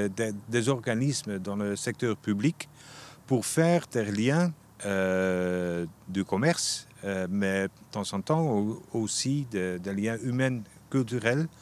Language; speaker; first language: French; non-native, fluent; Dutch